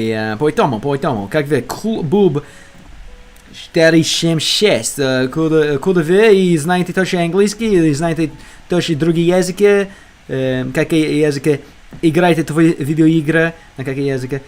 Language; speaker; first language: Russian; non-native, learner; English